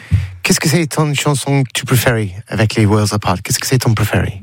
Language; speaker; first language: French; non-native, learner; English